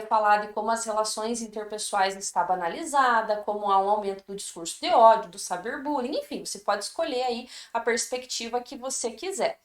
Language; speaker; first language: Portuguese; native; Portuguese